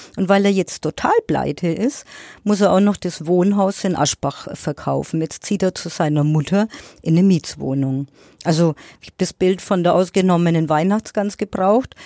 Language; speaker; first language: German; native; German